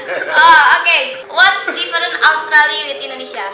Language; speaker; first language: English; non-native, learner; Indonesian